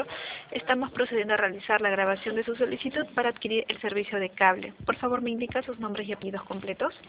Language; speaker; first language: Spanish; native; Spanish